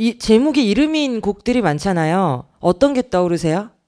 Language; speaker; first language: Korean; native; Korean